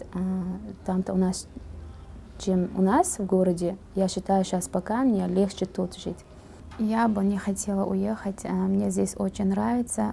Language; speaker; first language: Russian; non-native, fluent; Uzbek